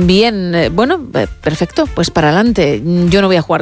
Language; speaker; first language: Spanish; native; Spanish